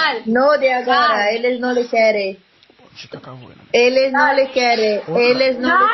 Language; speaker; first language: Spanish; non-native, learner; Portuguese